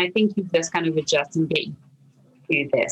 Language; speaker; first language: English; non-native, fluent; French